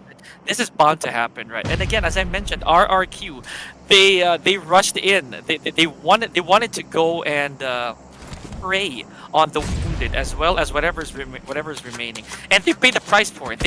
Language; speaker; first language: English; non-native, local second language; Filipino